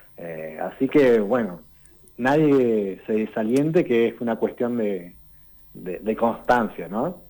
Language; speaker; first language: Spanish; native; Spanish